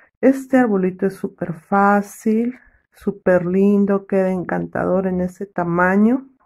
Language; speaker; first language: Spanish; native; Spanish